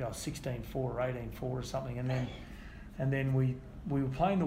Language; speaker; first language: English; native; English